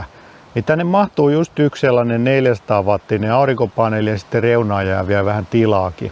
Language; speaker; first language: Finnish; native; Finnish